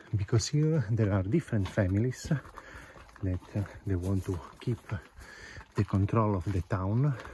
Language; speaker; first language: English; non-native, fluent; Italian